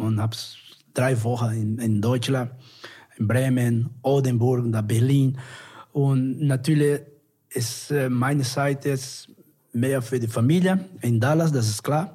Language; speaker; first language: German; non-native, learner; Portuguese